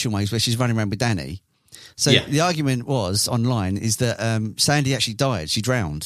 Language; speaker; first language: English; native; English